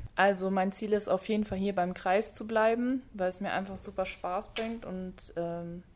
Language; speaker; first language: German; native; German